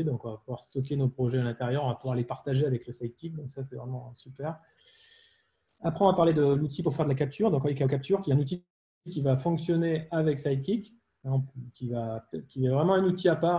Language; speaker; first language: French; native; French